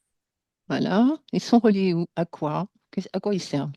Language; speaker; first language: French; native; French